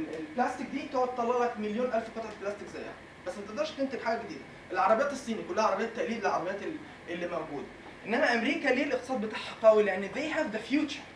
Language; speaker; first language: Arabic; native; Arabic